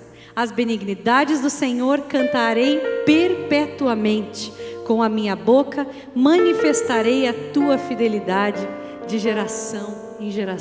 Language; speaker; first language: Portuguese; native; Portuguese